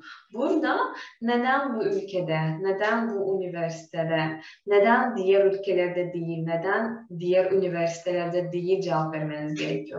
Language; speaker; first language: Turkish; non-native, fluent; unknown